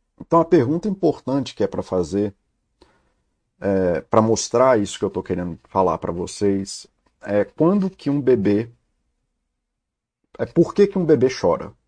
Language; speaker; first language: Portuguese; native; Portuguese